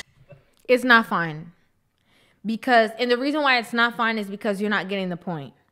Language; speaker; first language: English; native; English